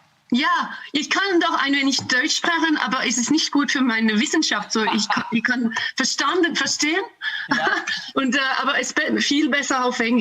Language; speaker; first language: German; non-native, learner; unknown